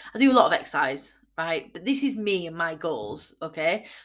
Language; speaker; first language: English; native; English